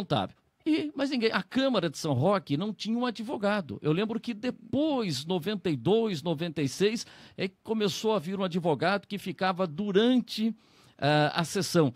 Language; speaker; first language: Portuguese; native; Portuguese